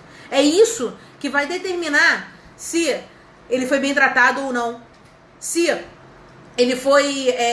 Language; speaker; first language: Portuguese; native; Portuguese